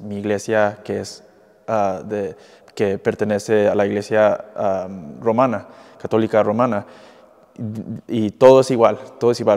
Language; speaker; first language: Spanish; early bilingual, heritage; English